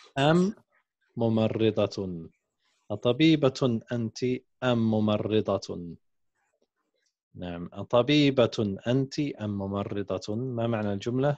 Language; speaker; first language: Arabic; non-native, fluent; English